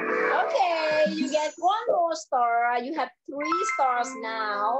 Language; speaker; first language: English; non-native, learner; Vietnamese